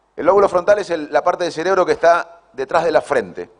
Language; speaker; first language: Spanish; native; Spanish